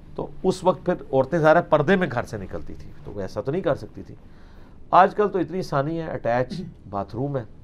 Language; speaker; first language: Urdu; non-native, local second language; Punjabi